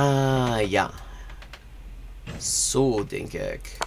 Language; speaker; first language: Dutch; non-native, learner; English